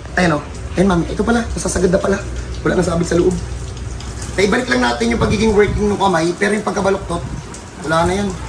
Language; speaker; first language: Filipino; non-native, local second language; Bikol